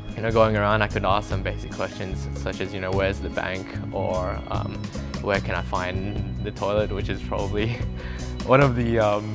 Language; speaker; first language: English; native; English